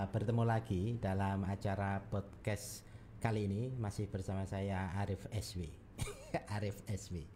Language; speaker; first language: Indonesian; native; Indonesian